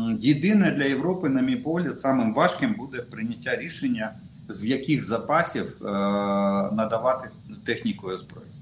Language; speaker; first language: Ukrainian; non-native, local second language; Russian